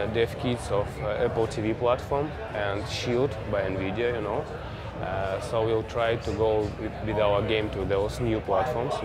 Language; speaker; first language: English; non-native, fluent; Russian